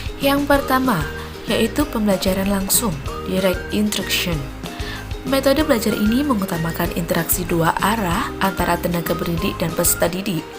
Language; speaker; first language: Indonesian; native; Indonesian